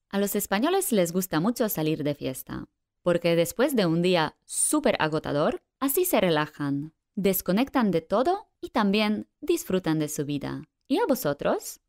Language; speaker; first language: Spanish; non-native, fluent; Polish